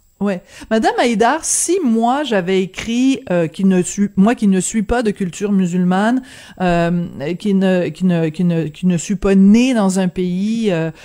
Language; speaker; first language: French; native; French